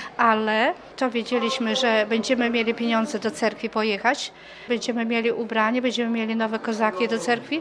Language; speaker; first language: Polish; non-native, local second language; Ukrainian